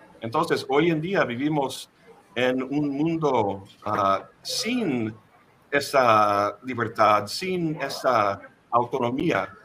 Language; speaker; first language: Spanish; non-native, fluent; English